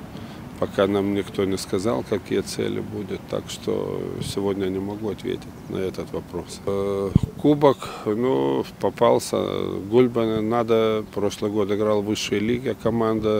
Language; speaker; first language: Russian; non-native, fluent; Lithuanian